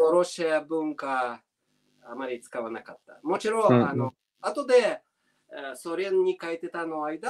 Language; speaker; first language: Japanese; non-native, learner; Russian